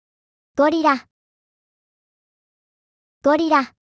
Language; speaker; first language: Japanese; native; Japanese